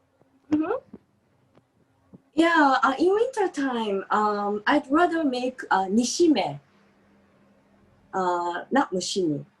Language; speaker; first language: English; non-native, fluent; Japanese